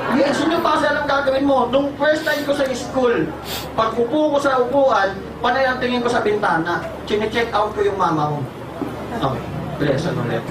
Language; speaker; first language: Filipino; native; Filipino